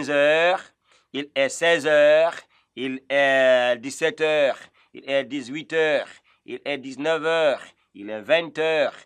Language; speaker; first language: French; non-native, fluent; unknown